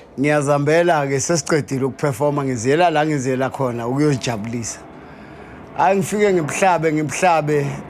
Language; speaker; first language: Zulu; native; Zulu